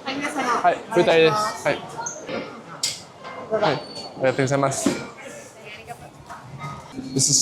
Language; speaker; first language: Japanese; non-native, learner; English